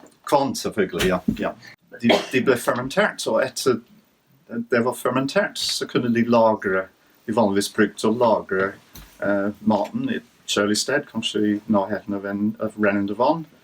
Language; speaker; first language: Norwegian; non-native, fluent; English